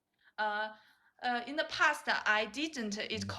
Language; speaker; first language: English; non-native, learner; Chinese